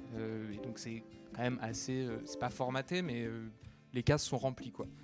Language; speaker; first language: French; native; French